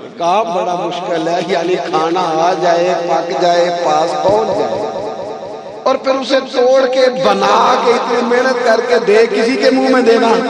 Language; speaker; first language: Urdu; non-native, local second language; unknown